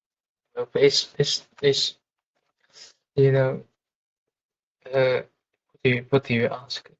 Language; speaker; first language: English; non-native, fluent; Chinese